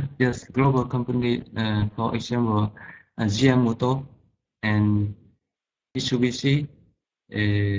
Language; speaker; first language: English; non-native, learner; Vietnamese